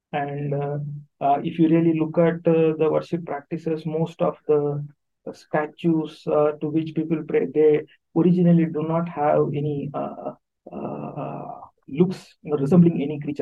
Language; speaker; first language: English; non-native, local second language; Tamil